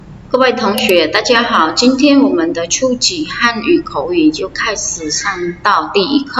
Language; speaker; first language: Chinese; non-native, fluent; Khmer